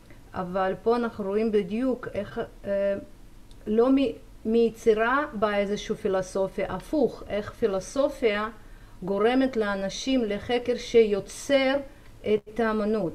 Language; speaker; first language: Hebrew; non-native, fluent; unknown